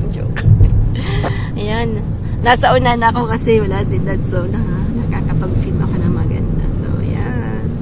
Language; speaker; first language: Filipino; native; Filipino